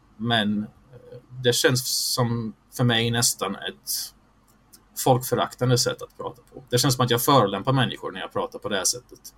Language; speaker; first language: Swedish; early bilingual, other home language; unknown